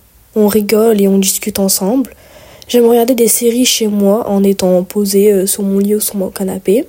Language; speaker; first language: French; early bilingual, other home language; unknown